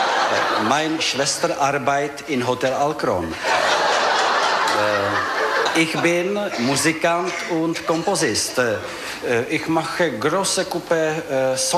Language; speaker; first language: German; non-native, learner; Czech